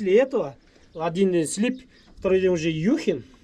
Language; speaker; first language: Russian; non-native, local second language; Kyrgyz